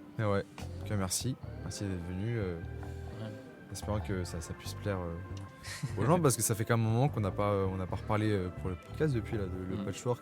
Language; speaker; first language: French; native; French